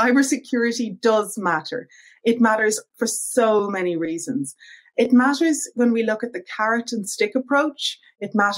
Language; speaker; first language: English; native; English